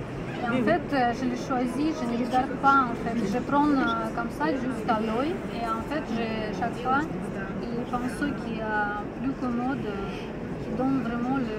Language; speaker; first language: French; non-native, fluent; Russian